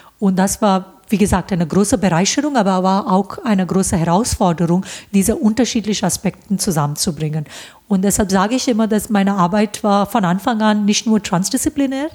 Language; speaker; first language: German; non-native, fluent; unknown